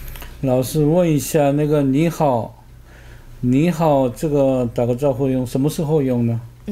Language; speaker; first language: Chinese; non-native, fluent; Korean